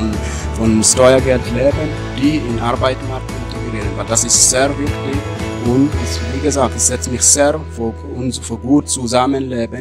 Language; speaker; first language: German; non-native, learner; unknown